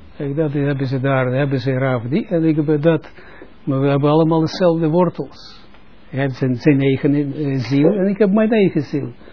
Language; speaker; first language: Dutch; non-native, fluent; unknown